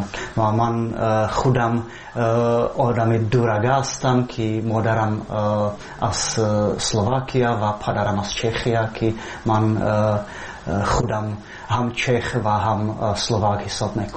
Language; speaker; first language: Persian; non-native, fluent; Czech